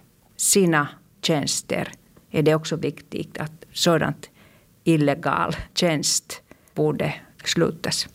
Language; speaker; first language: Swedish; non-native, local second language; Finnish